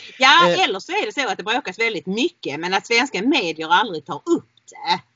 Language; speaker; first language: Swedish; native; Swedish